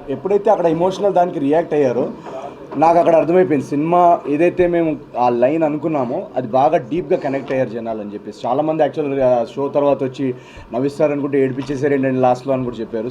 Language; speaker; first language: Telugu; native; Telugu